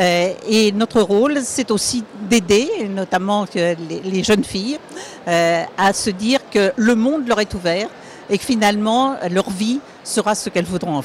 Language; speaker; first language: French; native; French